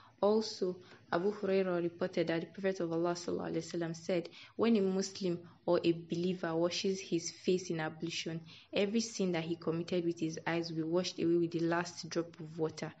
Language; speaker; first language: English; non-native, local second language; Yoruba